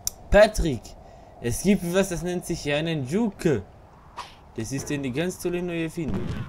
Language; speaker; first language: German; native; German